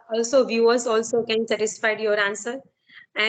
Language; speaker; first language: English; non-native, learner; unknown